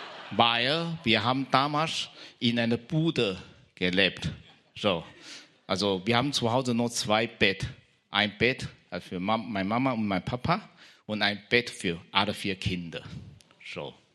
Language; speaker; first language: German; non-native, fluent; Chinese